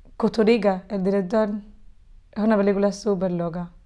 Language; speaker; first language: Spanish; native; Spanish